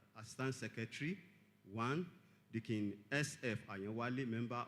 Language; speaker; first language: English; non-native, local second language; Yoruba